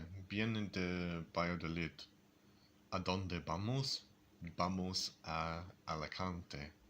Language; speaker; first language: Spanish; non-native, learner; English